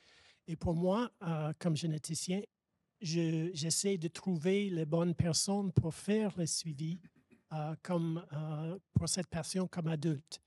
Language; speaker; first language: French; non-native, fluent; English